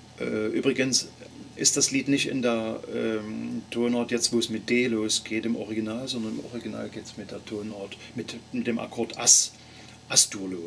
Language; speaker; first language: German; native; German